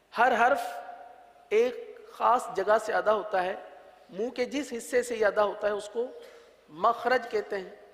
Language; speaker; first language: Urdu; native; Urdu